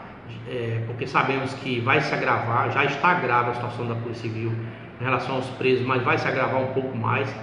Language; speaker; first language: Portuguese; native; Portuguese